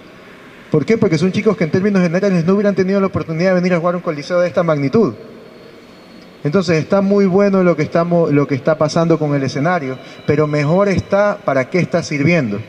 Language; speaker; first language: Spanish; native; Spanish